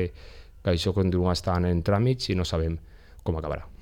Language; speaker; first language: Catalan; native; Catalan